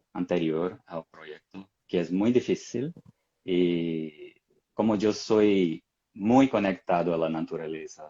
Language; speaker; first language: Spanish; non-native, fluent; Portuguese